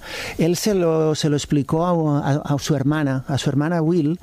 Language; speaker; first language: Spanish; native; Spanish